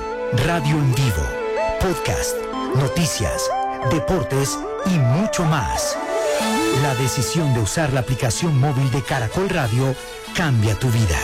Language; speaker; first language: Spanish; native; Spanish